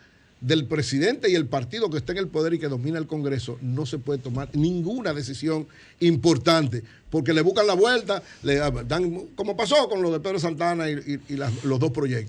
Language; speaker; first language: Spanish; native; Spanish